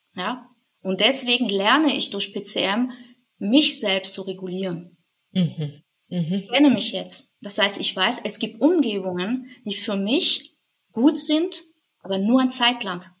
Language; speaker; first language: German; non-native, fluent; French